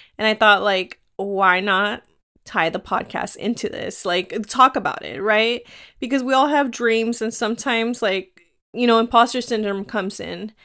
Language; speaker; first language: English; early bilingual, other home language; Spanish